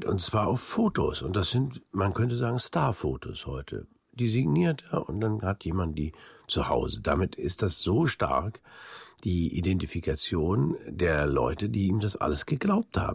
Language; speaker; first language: German; native; German